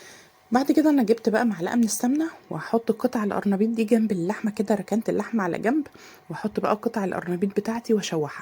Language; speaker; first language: Arabic; native; Arabic